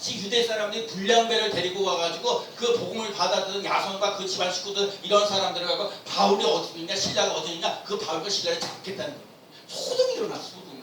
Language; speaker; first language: Korean; native; Korean